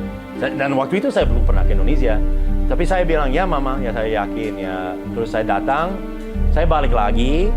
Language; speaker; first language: Indonesian; non-native, fluent; English